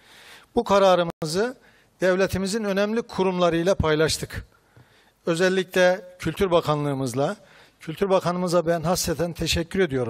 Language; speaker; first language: Turkish; native; Turkish